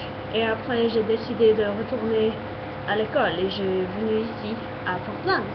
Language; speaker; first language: French; non-native, fluent; English